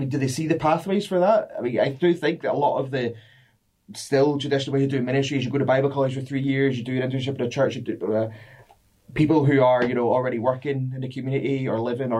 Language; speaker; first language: English; native; English